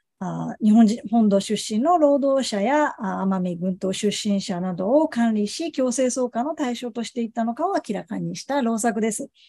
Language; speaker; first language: Japanese; native; Japanese